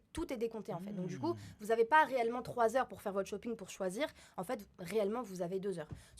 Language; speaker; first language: French; native; French